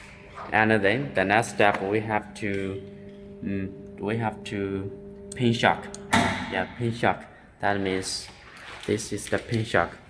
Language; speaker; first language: English; non-native, learner; Chinese